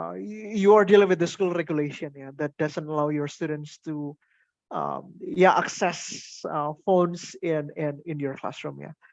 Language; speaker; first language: English; non-native, fluent; Indonesian